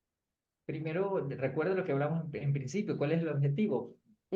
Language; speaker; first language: Spanish; native; Spanish